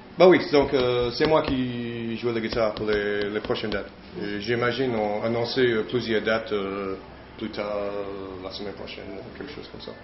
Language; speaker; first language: French; non-native, learner; English